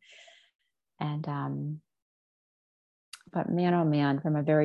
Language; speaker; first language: English; native; English